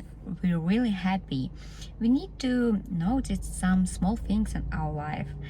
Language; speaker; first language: English; non-native, learner; Russian